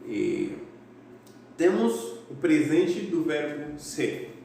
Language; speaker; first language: Portuguese; non-native, fluent; Haitian Creole